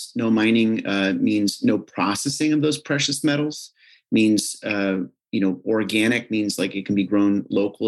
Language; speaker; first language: English; native; English